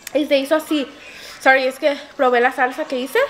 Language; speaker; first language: Spanish; early bilingual, heritage; Spanish